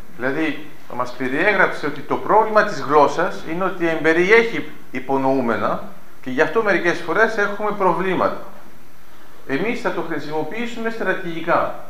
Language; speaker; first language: Greek; early bilingual, heritage; Greek